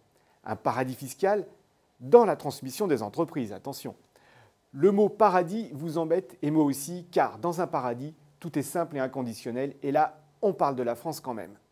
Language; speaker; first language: French; native; French